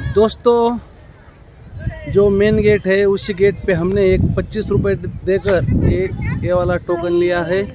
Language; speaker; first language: Hindi; non-native, local second language; Marathi